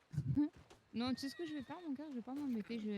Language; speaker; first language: French; native; French